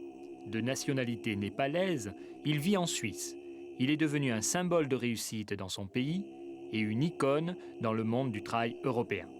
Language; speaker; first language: French; native; French